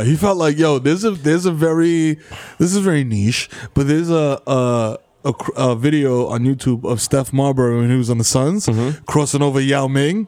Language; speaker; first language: English; early bilingual, other home language; Spanish